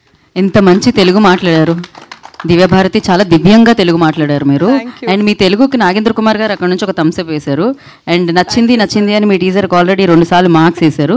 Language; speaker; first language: Telugu; native; Telugu